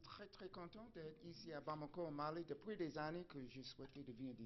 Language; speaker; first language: French; non-native, fluent; English